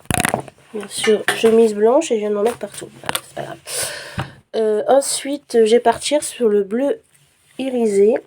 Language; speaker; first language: French; native; French